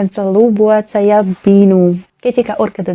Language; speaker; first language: Indonesian; non-native, learner; Russian